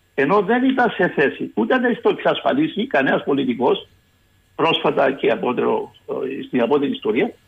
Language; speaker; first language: Greek; native; Greek